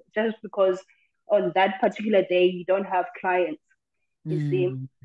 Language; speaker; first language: English; non-native, local second language; Xhosa